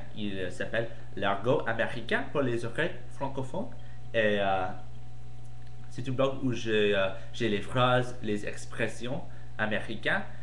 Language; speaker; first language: French; non-native, fluent; English